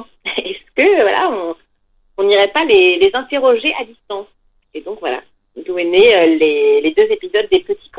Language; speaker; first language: French; native; French